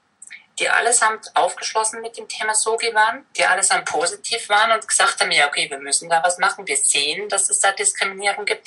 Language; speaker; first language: German; native; German